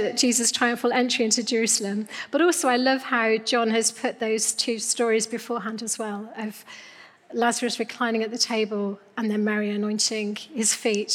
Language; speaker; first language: English; native; English